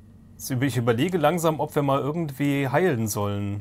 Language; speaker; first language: German; native; German